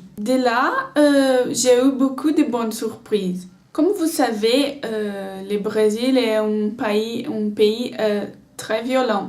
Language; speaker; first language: French; non-native, learner; Portuguese